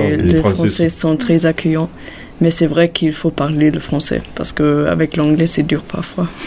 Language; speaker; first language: French; non-native, fluent; German